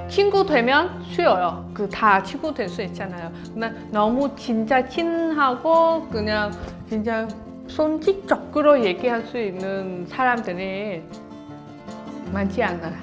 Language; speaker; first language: Korean; non-native, learner; Vietnamese